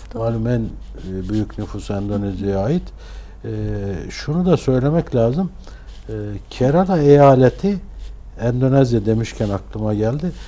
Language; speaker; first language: Turkish; native; Turkish